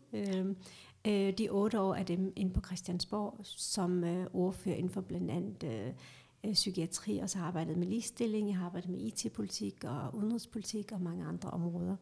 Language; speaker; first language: Danish; early bilingual, other home language; Kurdish